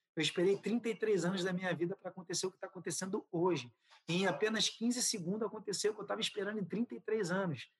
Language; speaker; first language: Portuguese; native; Portuguese